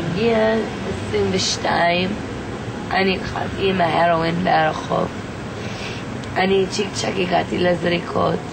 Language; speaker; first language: Hebrew; non-native, fluent; English